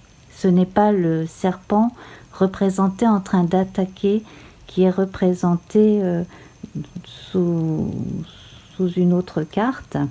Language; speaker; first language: French; native; French